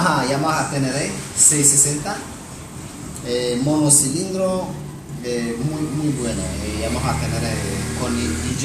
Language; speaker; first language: Spanish; non-native, learner; Romanian